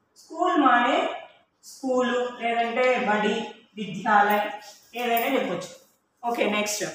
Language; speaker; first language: Hindi; non-native, local second language; Telugu